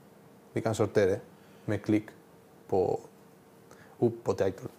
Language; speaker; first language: Norwegian; non-native, learner; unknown